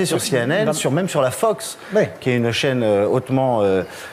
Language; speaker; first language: French; native; French